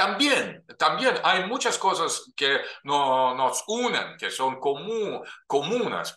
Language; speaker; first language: Spanish; non-native, fluent; Russian